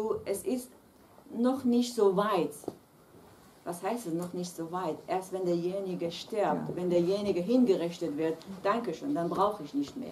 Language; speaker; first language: German; non-native, fluent; Kurdish